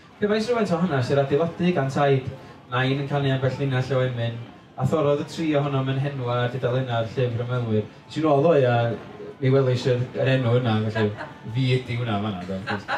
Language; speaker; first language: Welsh; native; Welsh